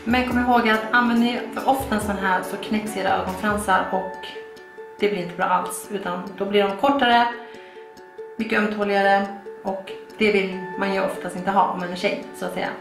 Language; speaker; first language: Swedish; native; Swedish